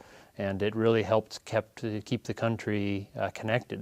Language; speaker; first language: English; native; English